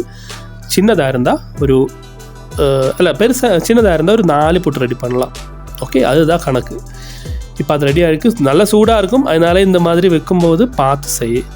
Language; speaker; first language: Tamil; non-native, learner; Malayalam